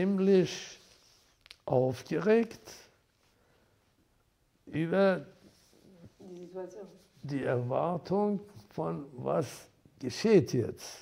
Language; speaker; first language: German; non-native, fluent; Persian